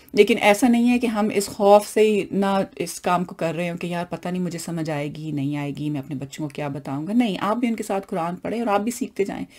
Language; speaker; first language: Urdu; non-native, local second language; Punjabi